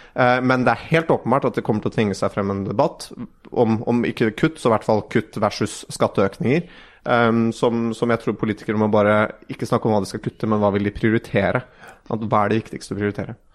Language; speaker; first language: Norwegian; native; Norwegian